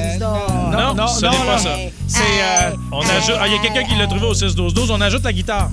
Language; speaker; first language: French; native; French